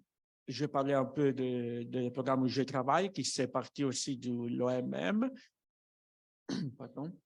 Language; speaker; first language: French; non-native, fluent; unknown